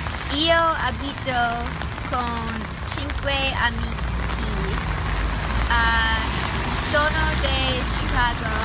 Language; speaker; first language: Italian; non-native, learner; English